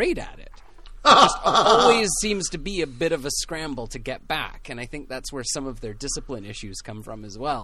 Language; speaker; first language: English; native; English